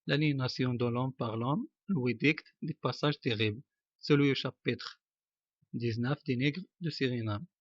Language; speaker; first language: French; non-native, local second language; Arabic